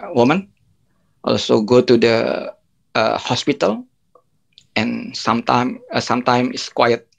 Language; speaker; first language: English; non-native, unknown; Indonesian